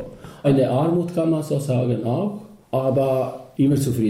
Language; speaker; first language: German; non-native, learner; Albanian